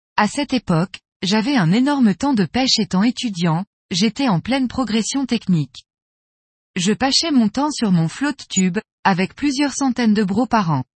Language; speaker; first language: French; native; French